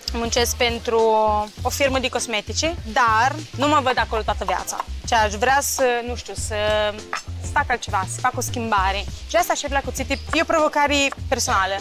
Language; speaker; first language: Romanian; early bilingual, heritage; Romanian